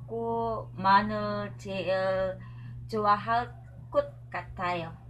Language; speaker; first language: Korean; non-native, learner; Cebuano